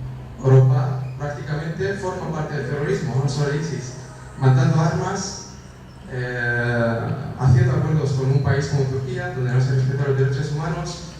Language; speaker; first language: Spanish; non-native, fluent; Kurdish